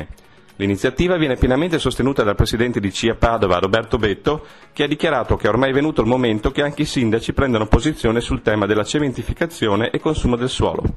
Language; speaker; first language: Italian; native; Italian